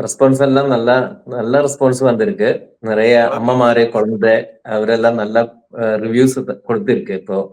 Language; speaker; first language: Tamil; non-native, learner; Malayalam